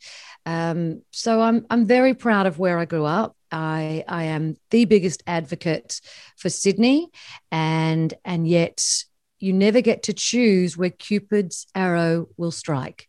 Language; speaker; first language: English; native; English